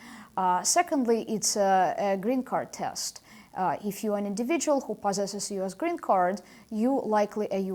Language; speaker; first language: English; non-native, fluent; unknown